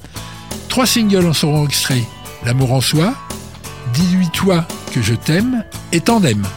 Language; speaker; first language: French; native; French